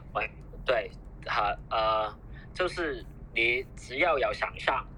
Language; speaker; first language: Chinese; non-native, fluent; Cantonese